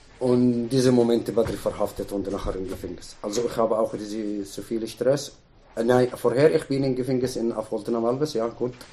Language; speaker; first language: German; non-native, learner; Arabic